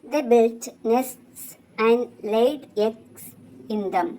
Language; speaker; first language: English; non-native, local second language; Malayalam